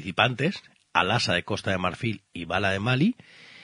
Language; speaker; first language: Spanish; native; Spanish